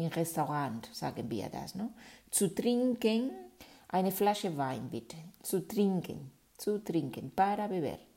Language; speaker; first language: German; non-native, fluent; Spanish